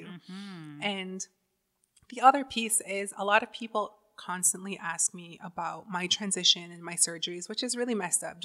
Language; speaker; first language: English; native; English